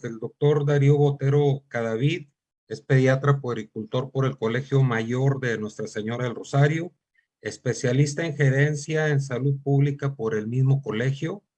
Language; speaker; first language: Spanish; native; Spanish